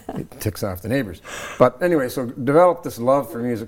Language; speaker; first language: English; native; English